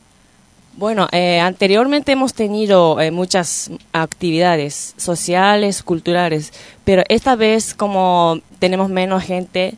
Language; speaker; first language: Spanish; non-native, fluent; Japanese